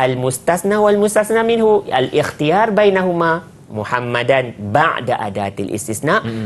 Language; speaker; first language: Arabic; non-native, fluent; Malay